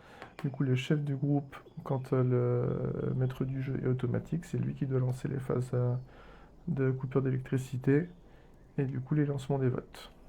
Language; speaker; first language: French; native; French